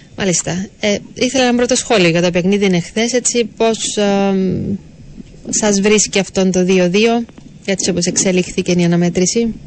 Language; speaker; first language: Greek; native; Greek